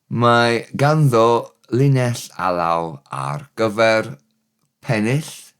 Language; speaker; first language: Welsh; non-native, learner; English